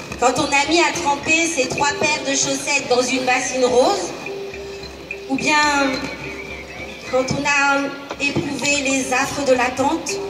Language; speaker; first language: French; native; French